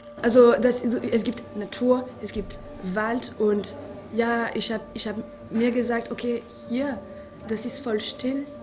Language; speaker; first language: German; non-native, fluent; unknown